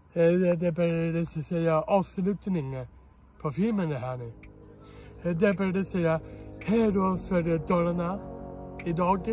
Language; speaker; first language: Swedish; non-native, learner; Dutch